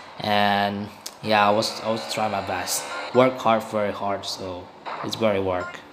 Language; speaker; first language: English; non-native, learner; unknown